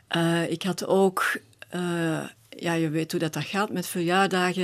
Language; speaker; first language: Dutch; native; Dutch